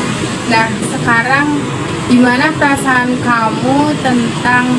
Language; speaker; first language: Indonesian; native; Indonesian